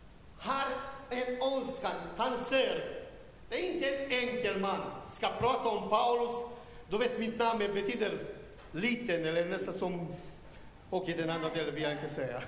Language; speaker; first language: Swedish; non-native, learner; Romanian